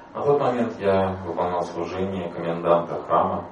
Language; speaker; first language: Russian; native; Russian